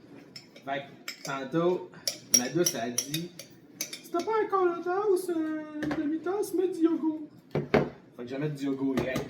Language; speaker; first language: French; native; French